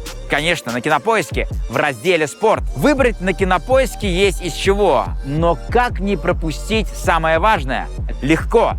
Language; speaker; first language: Russian; native; Russian